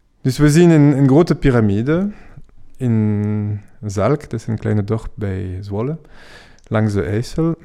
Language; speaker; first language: Dutch; non-native, fluent; French